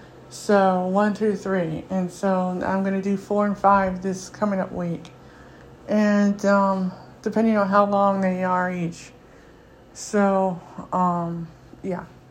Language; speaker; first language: English; native; English